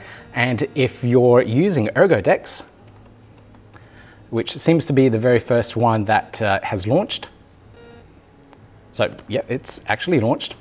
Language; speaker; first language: English; native; English